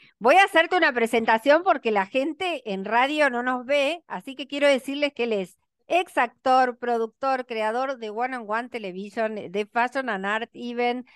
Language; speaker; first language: Spanish; native; Spanish